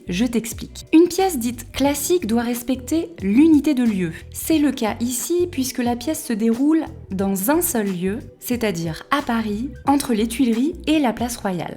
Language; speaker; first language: French; native; French